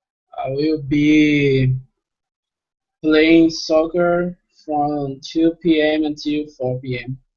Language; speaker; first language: English; non-native, fluent; Portuguese